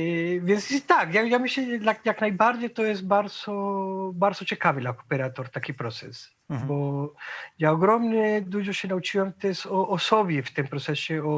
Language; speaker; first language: Polish; non-native, fluent; Spanish